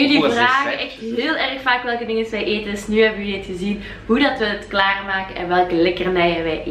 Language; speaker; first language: Dutch; native; Dutch